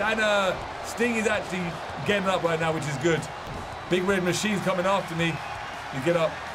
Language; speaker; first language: English; native; English